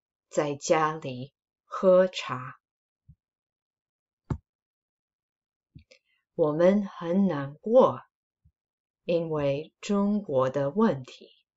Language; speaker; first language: Chinese; non-native, fluent; English